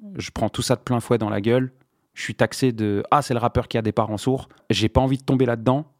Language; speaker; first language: French; non-native, local second language; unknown